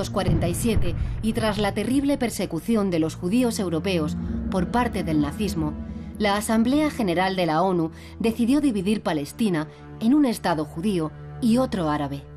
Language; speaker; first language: Spanish; native; Spanish